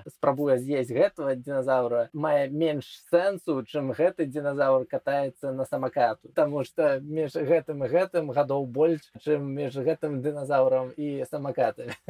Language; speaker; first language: Belarusian; non-native, local second language; Russian